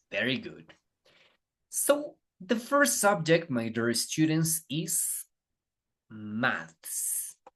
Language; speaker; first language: English; non-native, fluent; Spanish